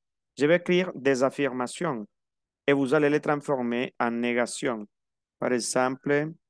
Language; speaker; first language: French; non-native, fluent; Spanish